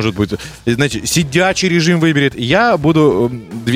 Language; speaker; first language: Russian; native; Russian